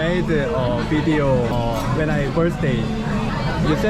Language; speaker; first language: English; non-native, learner; Korean